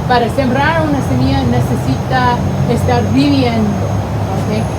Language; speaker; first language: Spanish; non-native, learner; English